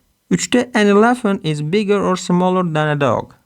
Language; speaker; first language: English; non-native, fluent; Turkish